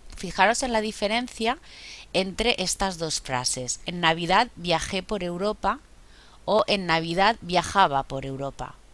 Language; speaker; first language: Spanish; native; Spanish